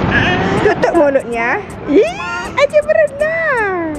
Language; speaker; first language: Indonesian; native; Indonesian